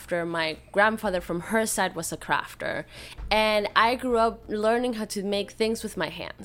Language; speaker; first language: English; non-native, fluent; Spanish